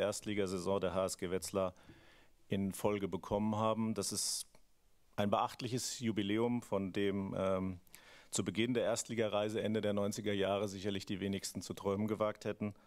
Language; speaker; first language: German; native; German